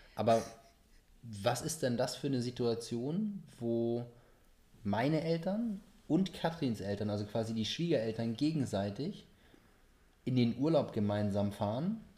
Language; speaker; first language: German; native; German